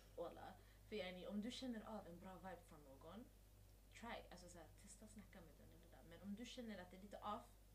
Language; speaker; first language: Swedish; early bilingual, other home language; Somali